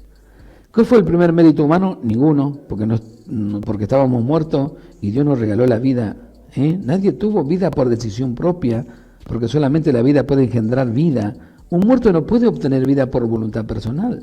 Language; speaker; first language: Spanish; native; Spanish